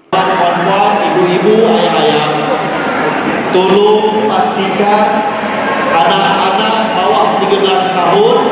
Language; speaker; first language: Malay; native; Malay